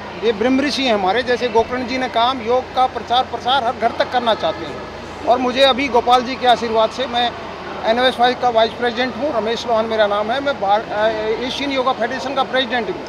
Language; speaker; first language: Hindi; native; Hindi